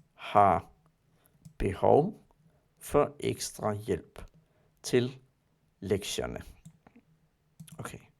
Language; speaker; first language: Danish; non-native, learner; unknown